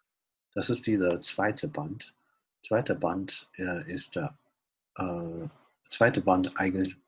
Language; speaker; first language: German; non-native, fluent; Chinese